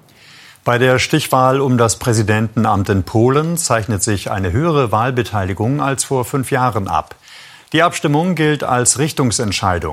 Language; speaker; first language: German; native; German